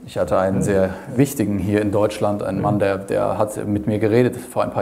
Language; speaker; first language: German; native; German